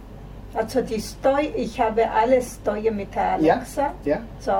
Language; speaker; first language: German; non-native, learner; Italian